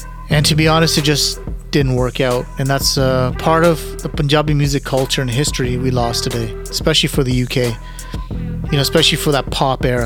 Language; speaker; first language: English; early bilingual, other home language; Punjabi